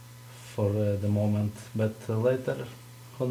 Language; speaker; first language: English; non-native, fluent; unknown